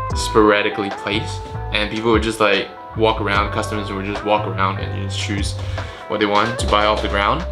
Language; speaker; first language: English; non-native, local second language; Chinese